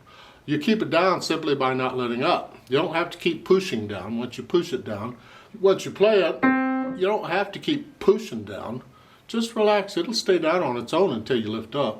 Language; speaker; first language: English; native; English